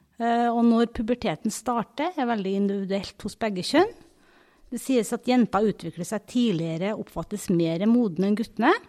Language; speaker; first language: Norwegian; native; Norwegian